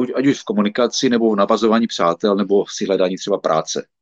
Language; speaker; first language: Czech; native; Czech